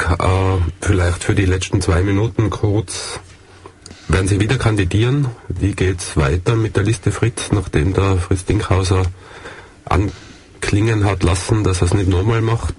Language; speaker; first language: German; native; German